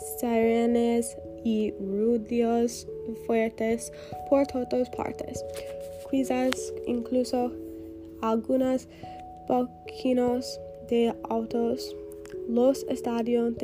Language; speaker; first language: Spanish; non-native, learner; English